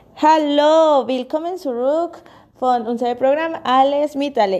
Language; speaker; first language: German; non-native, learner; Spanish